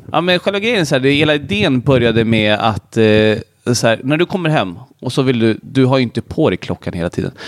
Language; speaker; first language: Swedish; early bilingual, other home language; Hindi